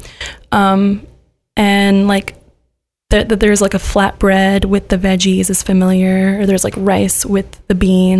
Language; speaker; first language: English; early bilingual, other home language; Gujarati